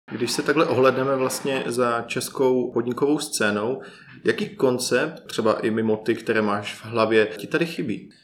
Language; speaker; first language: Czech; native; Czech